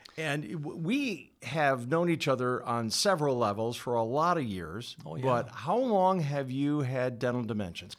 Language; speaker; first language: English; native; English